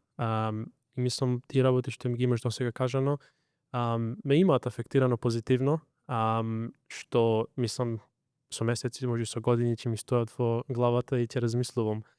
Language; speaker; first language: Macedonian; early bilingual, heritage; Macedonian